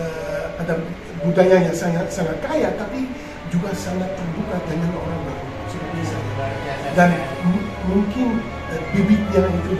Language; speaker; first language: Indonesian; non-native, fluent; Dutch